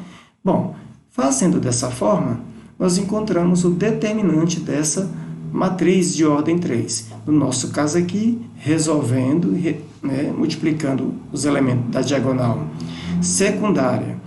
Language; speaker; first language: Portuguese; native; Portuguese